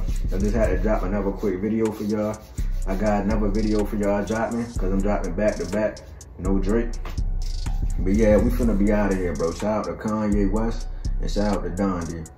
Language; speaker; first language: English; native; English